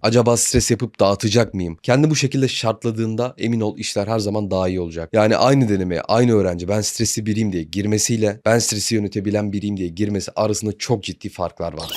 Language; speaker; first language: Turkish; native; Turkish